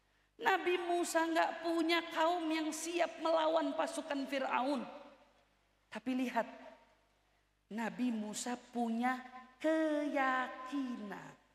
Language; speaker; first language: Indonesian; native; Indonesian